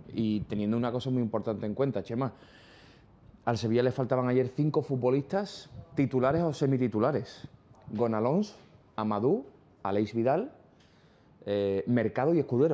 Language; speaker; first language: Spanish; native; Spanish